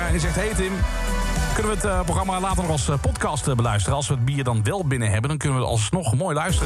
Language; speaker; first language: Dutch; native; Dutch